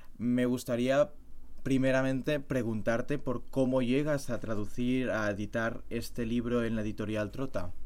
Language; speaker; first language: Spanish; non-native, local second language; Catalan